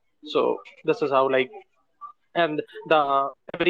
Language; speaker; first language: English; non-native, local second language; Hindi